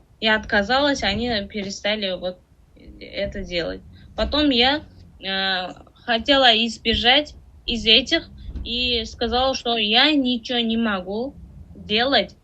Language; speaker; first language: Russian; non-native, learner; Tajik